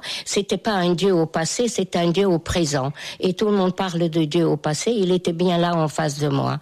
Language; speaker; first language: French; non-native, fluent; Hungarian